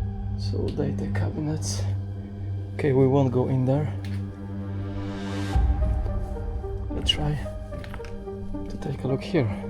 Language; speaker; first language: English; non-native, fluent; Polish